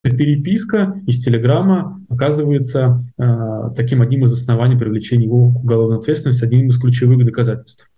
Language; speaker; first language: Russian; native; Russian